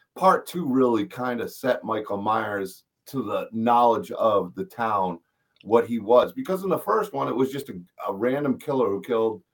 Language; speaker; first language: English; native; English